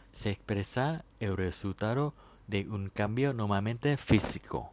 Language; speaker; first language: Spanish; non-native, fluent; Thai